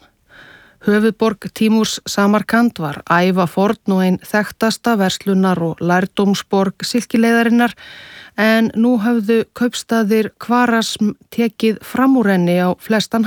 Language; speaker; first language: Icelandic; native; Icelandic